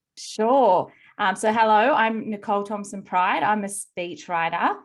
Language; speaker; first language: English; native; English